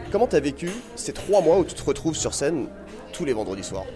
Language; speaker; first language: French; native; French